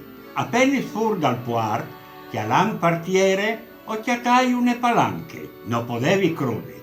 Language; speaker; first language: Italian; non-native, local second language; Friulian